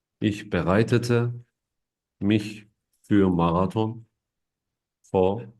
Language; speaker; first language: German; non-native, fluent; Turkish